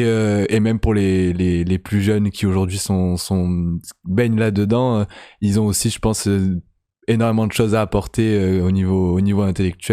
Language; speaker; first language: French; native; French